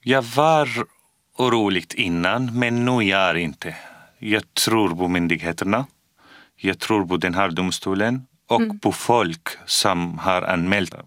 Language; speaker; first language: Swedish; non-native, fluent; Arabic